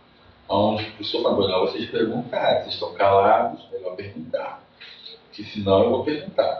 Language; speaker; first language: Portuguese; native; Portuguese